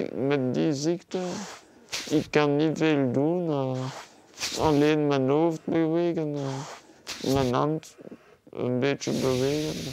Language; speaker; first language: Dutch; non-native, learner; French